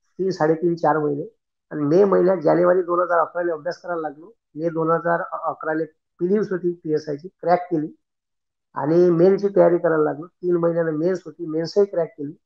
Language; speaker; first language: Marathi; native; Marathi